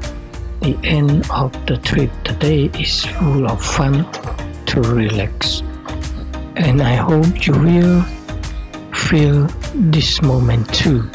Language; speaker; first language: English; non-native, learner; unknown